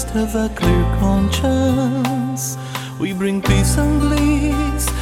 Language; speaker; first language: English; non-native, fluent; Ukrainian